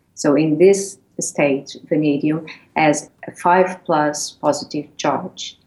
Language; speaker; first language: English; non-native, fluent; Portuguese